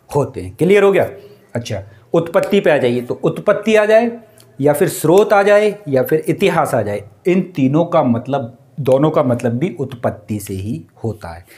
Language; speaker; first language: Hindi; native; Hindi